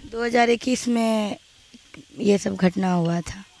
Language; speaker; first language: Hindi; native; Hindi